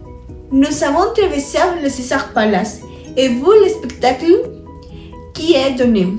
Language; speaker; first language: French; non-native, learner; Spanish